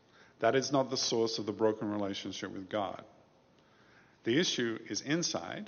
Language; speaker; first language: English; native; English